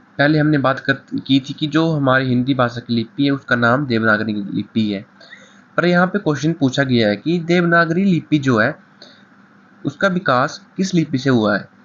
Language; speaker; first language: Hindi; native; Hindi